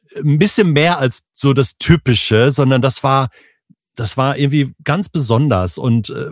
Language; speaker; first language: German; native; German